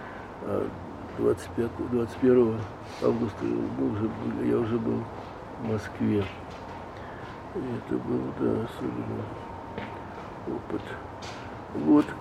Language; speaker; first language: Russian; native; Russian